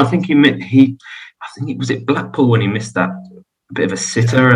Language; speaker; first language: English; native; English